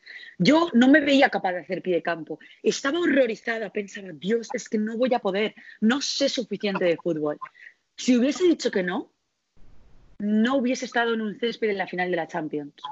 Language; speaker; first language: Spanish; native; Spanish